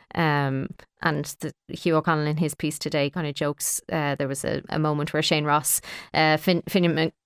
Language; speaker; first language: English; native; English